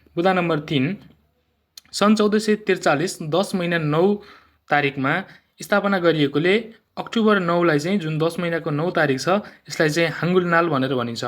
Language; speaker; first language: Nepali; native; Nepali